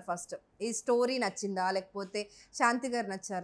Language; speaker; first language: Telugu; native; Telugu